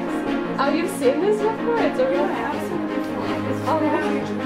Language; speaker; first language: English; non-native, fluent; Chinese